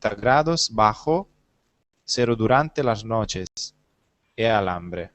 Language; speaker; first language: Spanish; non-native, learner; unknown